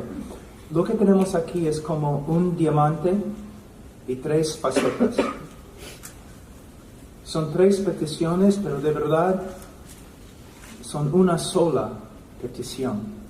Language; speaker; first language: Spanish; non-native, fluent; English